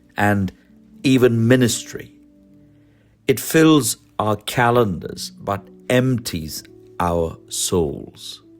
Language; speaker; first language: English; non-native, local second language; Malayalam